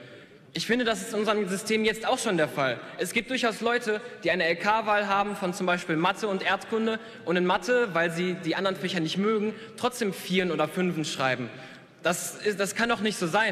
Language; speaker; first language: German; native; German